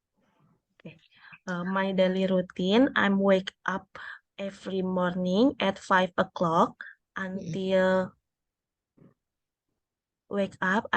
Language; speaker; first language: English; non-native, learner; Indonesian